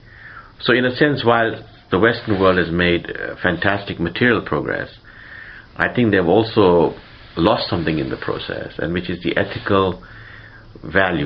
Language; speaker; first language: English; non-native, local second language; Gujarati